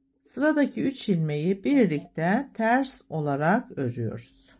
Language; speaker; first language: Turkish; native; Turkish